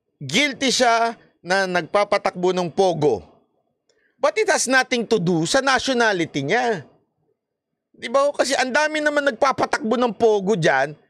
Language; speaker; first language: Filipino; native; Filipino